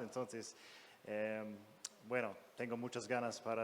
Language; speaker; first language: Spanish; non-native, fluent; English